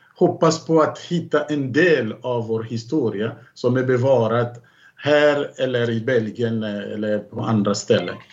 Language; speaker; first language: Swedish; non-native, fluent; Kongo